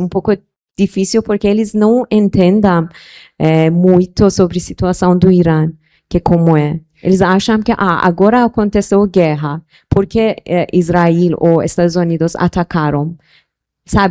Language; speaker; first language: Portuguese; non-native, local second language; Persian